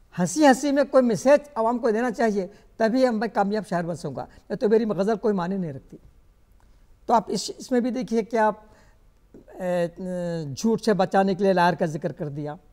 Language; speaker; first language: Urdu; native; Urdu